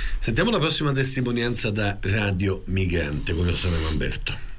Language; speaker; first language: Italian; native; Italian